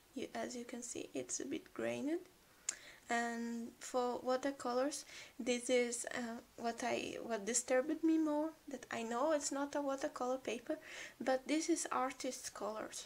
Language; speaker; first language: English; non-native, fluent; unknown